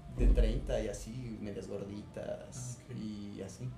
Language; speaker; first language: Spanish; native; Spanish